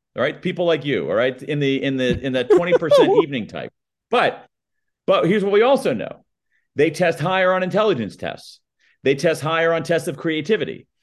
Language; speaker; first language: English; native; English